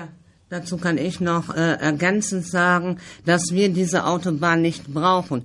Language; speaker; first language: German; native; German